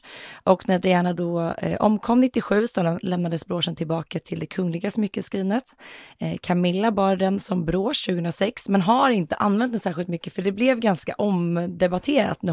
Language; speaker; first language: Swedish; native; Swedish